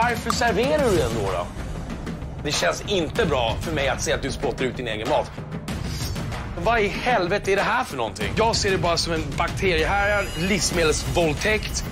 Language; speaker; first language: Swedish; native; Swedish